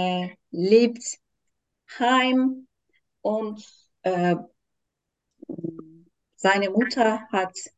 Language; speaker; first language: German; non-native, learner; Turkish